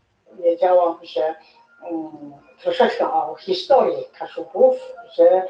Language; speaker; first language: Polish; non-native, fluent; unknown